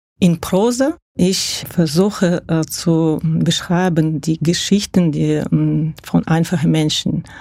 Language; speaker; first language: German; non-native, fluent; Russian